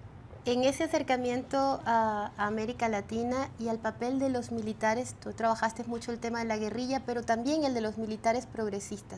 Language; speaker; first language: Spanish; native; Spanish